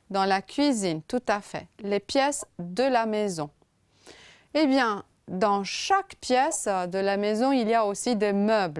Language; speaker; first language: French; non-native, fluent; Romanian